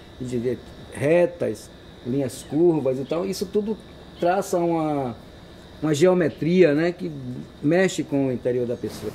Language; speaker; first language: Portuguese; native; Portuguese